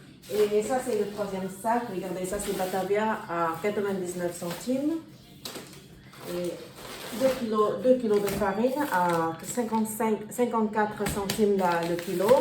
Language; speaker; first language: French; non-native, learner; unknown